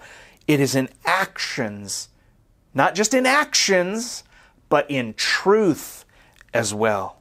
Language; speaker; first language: English; native; English